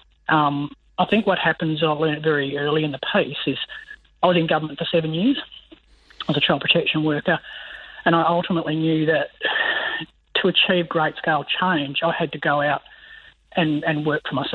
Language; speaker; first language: English; native; English